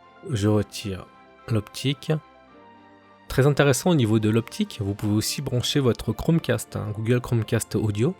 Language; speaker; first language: French; native; French